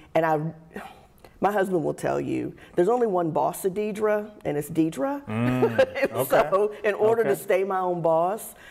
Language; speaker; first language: English; native; English